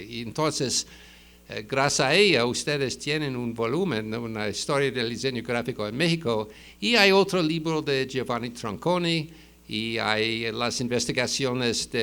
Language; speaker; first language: Spanish; non-native, fluent; English